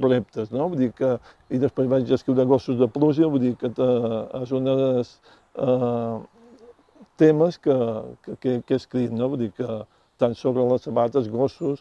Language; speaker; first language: Catalan; native; Catalan